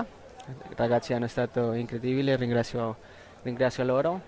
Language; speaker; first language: Italian; non-native, fluent; Spanish